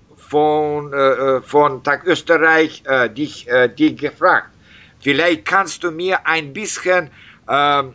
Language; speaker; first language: German; non-native, learner; Russian